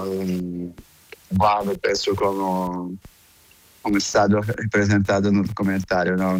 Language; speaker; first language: Italian; non-native, fluent; Portuguese